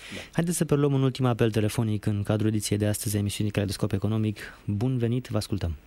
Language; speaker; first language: Romanian; native; Romanian